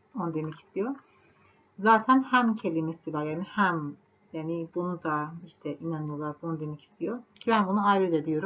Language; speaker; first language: Turkish; non-native, fluent; Persian